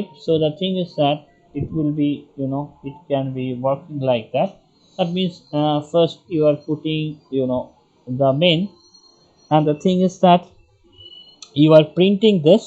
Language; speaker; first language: English; non-native, local second language; Bangla